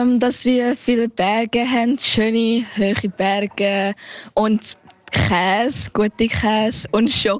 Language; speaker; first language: German; early bilingual, heritage; Thai